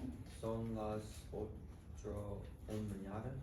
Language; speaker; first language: Spanish; non-native, learner; English